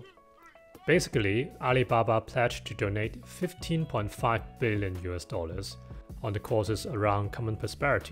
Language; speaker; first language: English; non-native, local second language; Cantonese